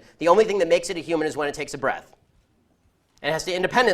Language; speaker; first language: English; native; English